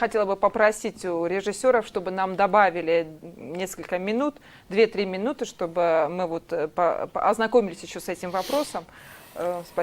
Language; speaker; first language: Russian; non-native, local second language; Ossetic